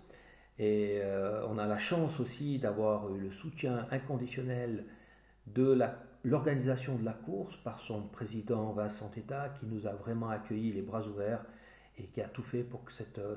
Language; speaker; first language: French; native; French